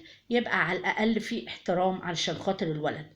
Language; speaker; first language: Arabic; native; Arabic